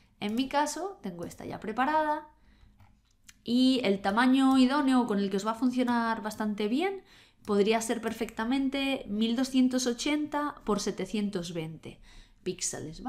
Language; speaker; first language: Spanish; native; Spanish